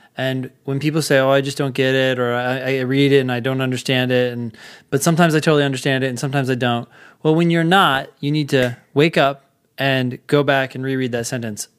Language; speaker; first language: English; native; English